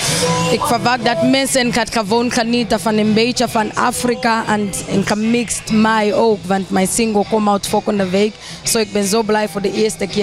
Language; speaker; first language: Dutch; non-native, learner; English